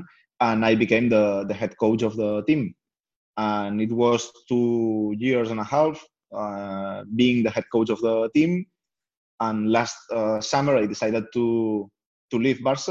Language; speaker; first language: English; non-native, fluent; Spanish